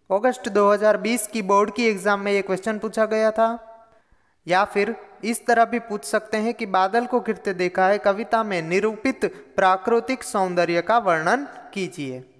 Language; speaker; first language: Hindi; non-native, local second language; Gujarati